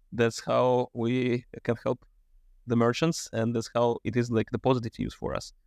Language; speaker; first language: English; non-native, fluent; Russian